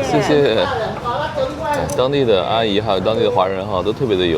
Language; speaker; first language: Chinese; native; Chinese